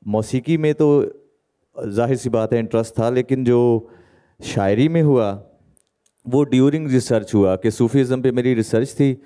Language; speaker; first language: Hindi; native; Hindi